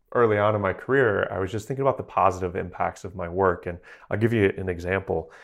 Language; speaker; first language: English; native; English